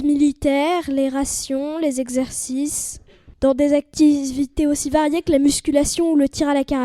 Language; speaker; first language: French; native; French